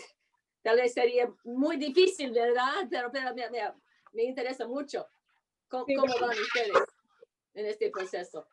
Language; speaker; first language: Spanish; non-native, fluent; English